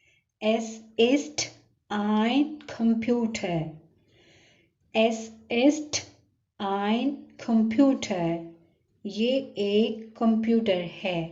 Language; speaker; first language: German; non-native, learner; Urdu